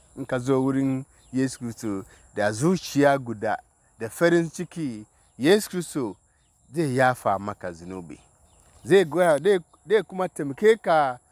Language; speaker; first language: Hausa; non-native, local second language; Dyula